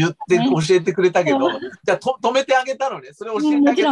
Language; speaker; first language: Japanese; native; Japanese